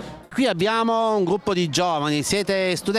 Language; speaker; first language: Italian; native; Italian